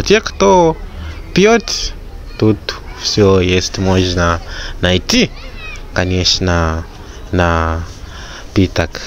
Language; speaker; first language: Russian; non-native, learner; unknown